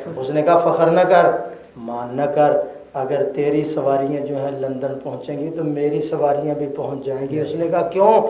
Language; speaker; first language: Urdu; non-native, local second language; Punjabi